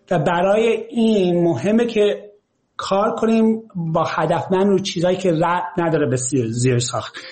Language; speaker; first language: Persian; early bilingual, heritage; Persian